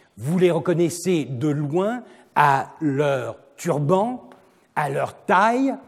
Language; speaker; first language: French; non-native, fluent; Turkish